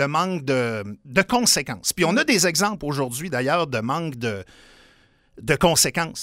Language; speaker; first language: French; native; French